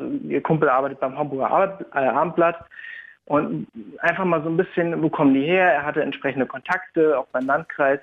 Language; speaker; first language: German; native; German